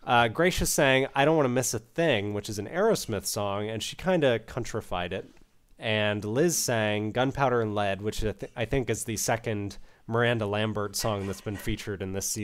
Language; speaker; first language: English; native; English